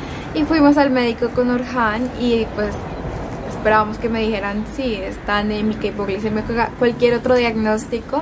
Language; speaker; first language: Spanish; native; Spanish